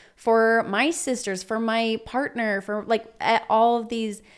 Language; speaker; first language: English; native; English